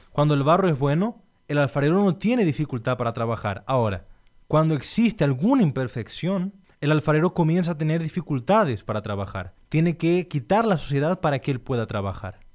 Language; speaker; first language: Spanish; non-native, fluent; Portuguese